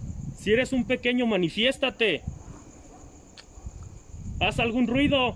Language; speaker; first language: Spanish; native; Spanish